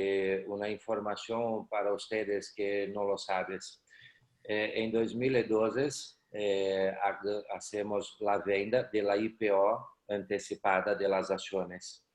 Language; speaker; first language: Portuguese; non-native, learner; Spanish